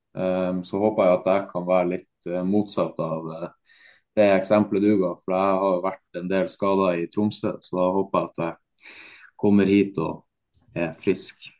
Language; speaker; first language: Norwegian; native; Norwegian